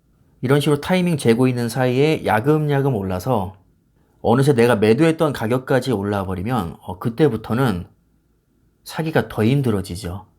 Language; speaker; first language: Korean; native; Korean